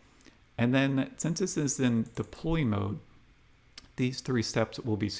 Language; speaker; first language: English; native; English